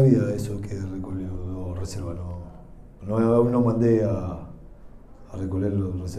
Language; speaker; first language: Portuguese; non-native, learner; Spanish